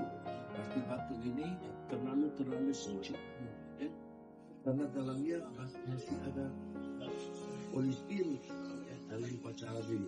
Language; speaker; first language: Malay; non-native, learner; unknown